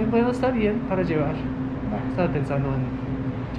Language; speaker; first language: Spanish; non-native, learner; English